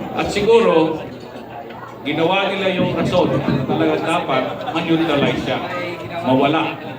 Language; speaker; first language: Filipino; non-native, local second language; Cebuano